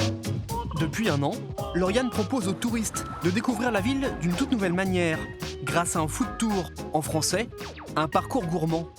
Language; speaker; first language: French; native; French